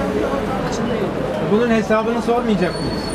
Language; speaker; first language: Turkish; native; Turkish